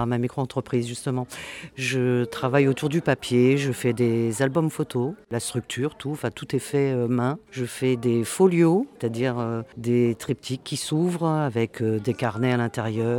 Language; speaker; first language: French; native; French